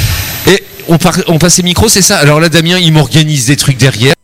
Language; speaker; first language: French; native; French